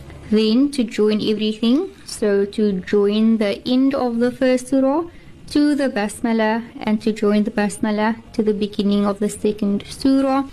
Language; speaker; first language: English; native; English